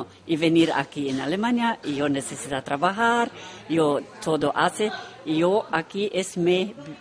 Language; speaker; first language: Spanish; non-native, learner; Romanian